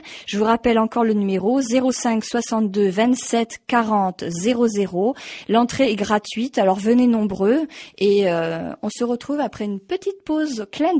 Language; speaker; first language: French; native; French